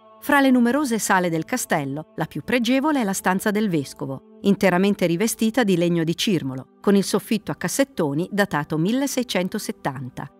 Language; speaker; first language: Italian; native; Italian